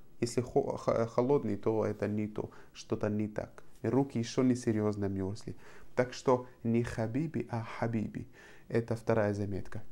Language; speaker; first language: Russian; non-native, fluent; Arabic